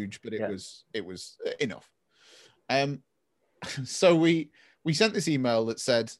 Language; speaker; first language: English; native; English